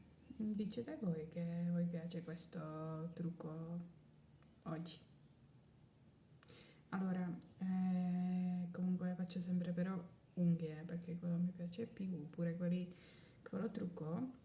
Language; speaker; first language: Italian; non-native, learner; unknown